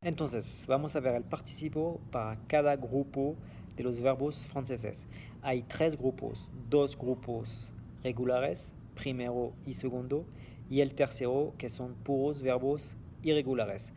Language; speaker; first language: Spanish; non-native, fluent; French